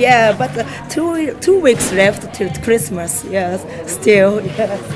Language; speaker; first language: English; non-native, learner; Japanese